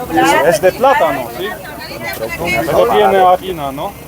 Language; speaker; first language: Spanish; non-native, learner; Polish